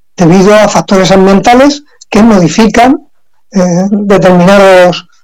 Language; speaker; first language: Spanish; native; Spanish